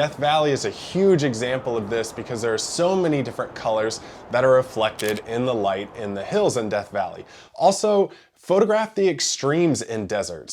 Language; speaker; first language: English; native; English